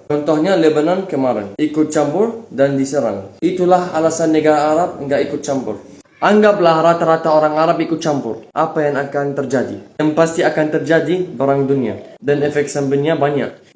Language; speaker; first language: Indonesian; non-native, fluent; Arabic